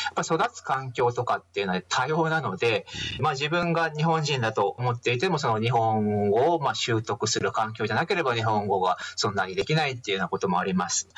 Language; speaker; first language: Japanese; native; Japanese